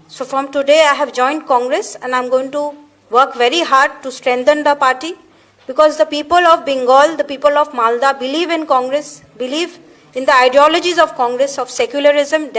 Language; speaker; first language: English; non-native, local second language; Bangla